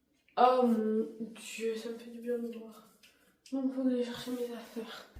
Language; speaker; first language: French; native; French